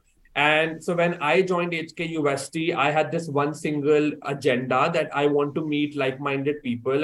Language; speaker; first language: English; non-native, local second language; Hindi